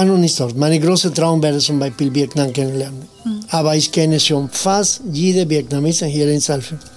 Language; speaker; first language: German; non-native, fluent; Spanish